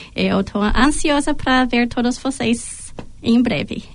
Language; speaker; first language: Portuguese; non-native, fluent; English